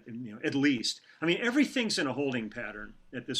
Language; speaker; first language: English; native; English